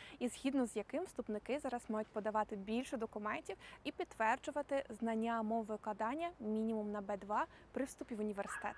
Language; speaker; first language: Ukrainian; native; Ukrainian